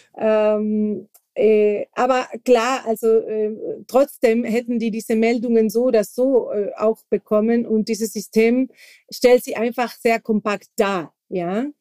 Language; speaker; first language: German; non-native, fluent; Spanish